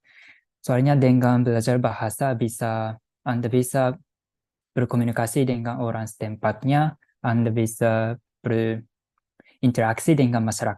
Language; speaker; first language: Indonesian; non-native, fluent; Japanese